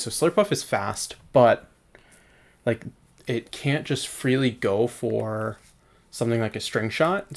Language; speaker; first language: English; native; English